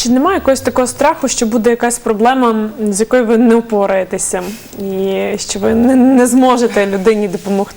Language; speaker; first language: Ukrainian; native; Ukrainian